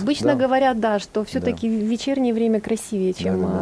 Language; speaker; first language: Russian; native; Russian